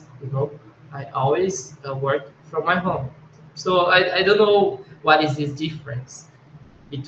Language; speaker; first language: English; non-native, learner; Portuguese